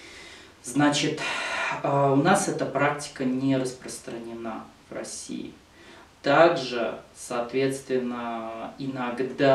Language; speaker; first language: Russian; native; Russian